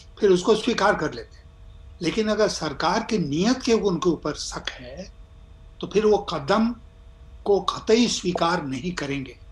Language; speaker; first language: Hindi; native; Hindi